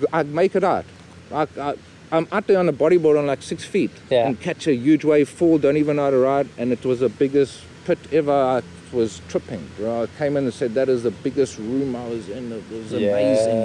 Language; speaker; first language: English; native; English